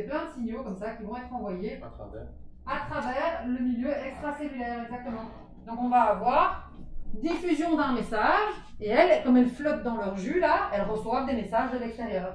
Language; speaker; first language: French; native; French